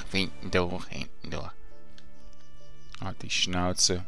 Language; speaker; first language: German; native; German